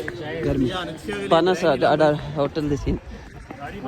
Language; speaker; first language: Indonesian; non-native, learner; Urdu